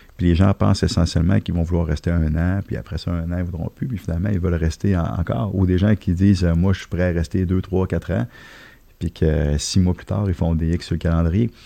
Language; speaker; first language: French; native; French